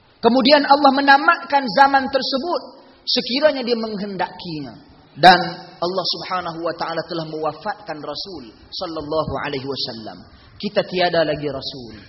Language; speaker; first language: Malay; native; Malay